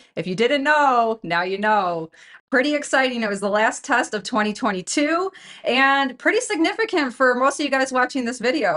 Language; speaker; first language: English; native; English